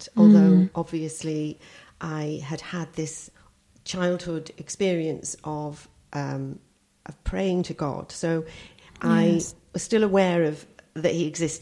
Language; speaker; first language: English; native; English